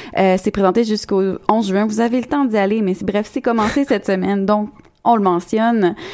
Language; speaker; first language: French; native; French